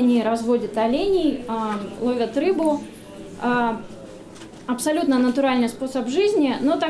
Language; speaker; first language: Russian; native; Russian